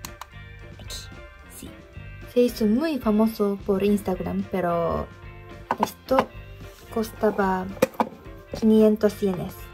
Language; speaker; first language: Spanish; non-native, fluent; Japanese